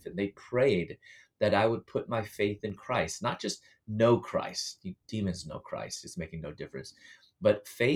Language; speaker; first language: English; native; English